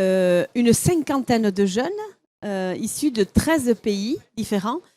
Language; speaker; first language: French; native; French